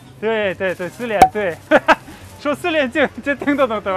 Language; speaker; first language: Chinese; non-native, fluent; Russian